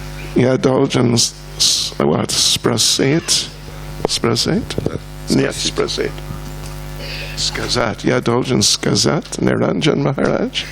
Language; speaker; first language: Russian; non-native, learner; English